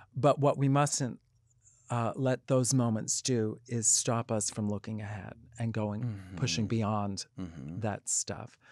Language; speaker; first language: English; native; English